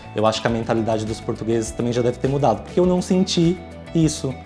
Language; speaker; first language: Portuguese; native; Portuguese